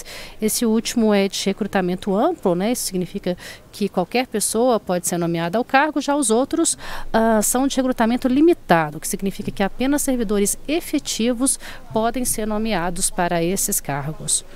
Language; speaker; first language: Portuguese; native; Portuguese